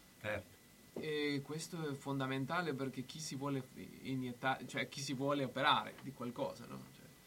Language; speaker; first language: Italian; non-native, fluent; Spanish